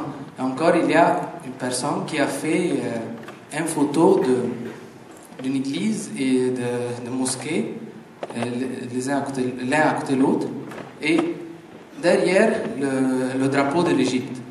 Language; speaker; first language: French; non-native, fluent; Arabic